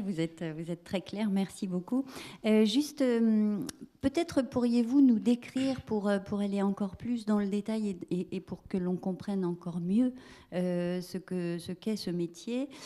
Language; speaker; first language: French; native; French